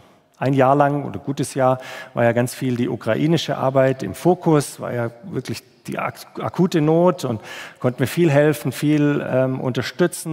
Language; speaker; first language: German; native; German